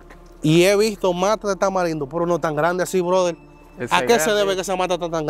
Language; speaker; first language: Spanish; native; Spanish